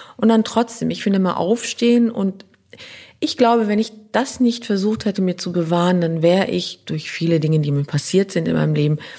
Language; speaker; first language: German; non-native, local second language; French